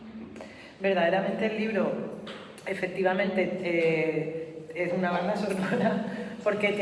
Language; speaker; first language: Spanish; native; Spanish